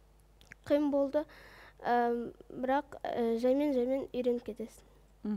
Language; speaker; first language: Kazakh; non-native, local second language; Russian